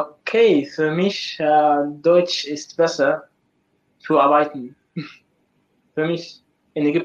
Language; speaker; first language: German; non-native, learner; Arabic